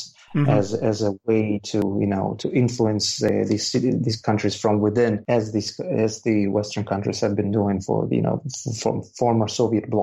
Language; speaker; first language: English; non-native, fluent; Russian